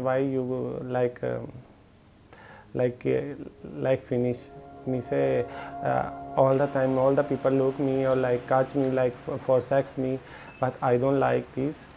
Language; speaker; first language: English; non-native, learner; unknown